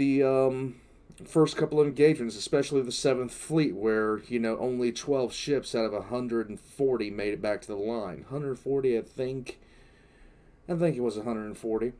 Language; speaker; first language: English; native; English